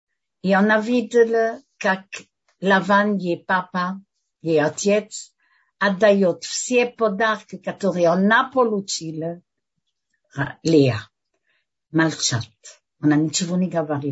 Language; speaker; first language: Russian; early bilingual, heritage; Russian